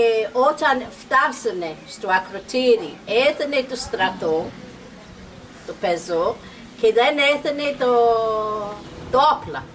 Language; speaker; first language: Greek; non-native, fluent; English